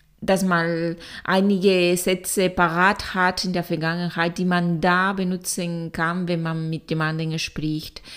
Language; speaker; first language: German; non-native, fluent; Spanish